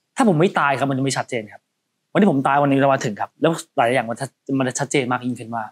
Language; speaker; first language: Thai; early bilingual, heritage; Cantonese